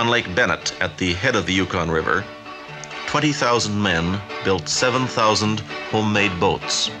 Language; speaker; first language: English; native; English